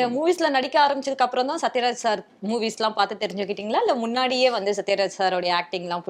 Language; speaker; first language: Tamil; native; Tamil